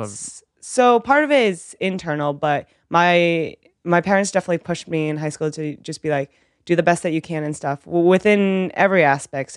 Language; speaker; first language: English; early bilingual, other home language; Vietnamese